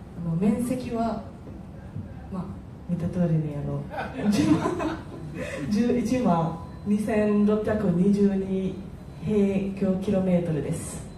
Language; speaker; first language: Japanese; non-native, fluent; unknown